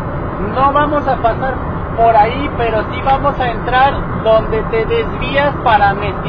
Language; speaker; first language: Spanish; native; Spanish